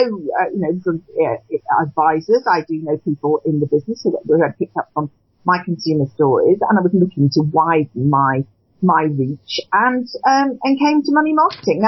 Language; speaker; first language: English; native; English